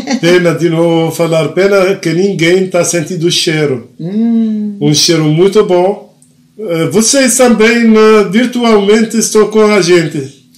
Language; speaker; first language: Portuguese; non-native, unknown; Arabic